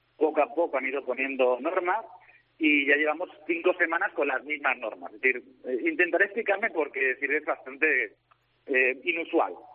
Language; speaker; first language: Spanish; native; Spanish